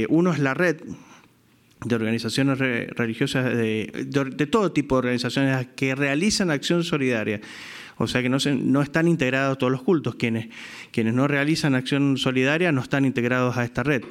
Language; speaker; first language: Spanish; native; Spanish